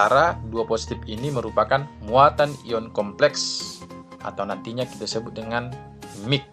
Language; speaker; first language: Indonesian; native; Indonesian